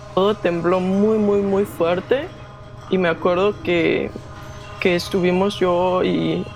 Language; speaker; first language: Spanish; non-native, fluent; Danish